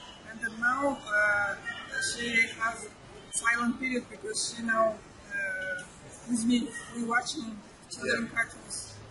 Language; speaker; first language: English; non-native, learner; Russian